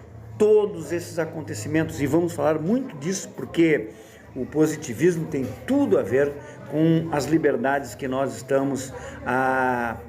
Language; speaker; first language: Portuguese; native; Portuguese